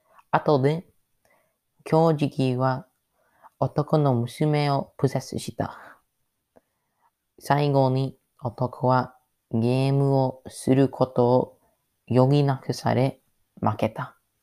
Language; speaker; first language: Japanese; non-native, learner; English